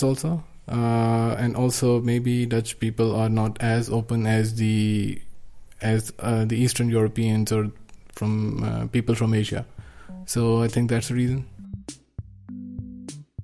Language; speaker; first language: English; non-native, local second language; Urdu